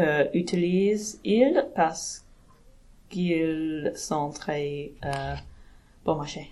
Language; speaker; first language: French; non-native, learner; English